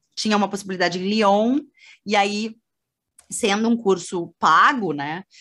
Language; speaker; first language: Portuguese; native; Portuguese